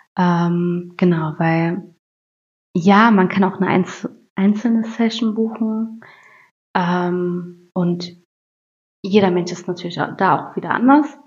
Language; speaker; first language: German; early bilingual, other home language; Turkish